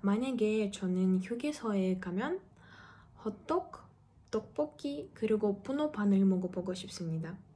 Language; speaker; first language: Korean; non-native, learner; Russian